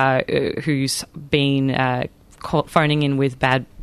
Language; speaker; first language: English; native; English